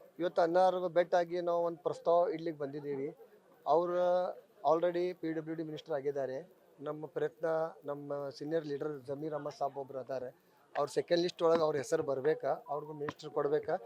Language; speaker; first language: Kannada; non-native, local second language; Urdu